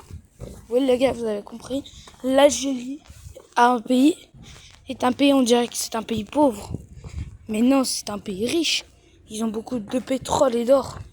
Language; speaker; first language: French; early bilingual, other home language; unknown